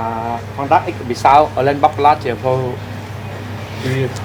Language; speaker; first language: Dutch; non-native, learner; Vietnamese